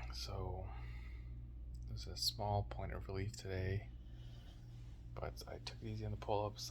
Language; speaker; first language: English; native; English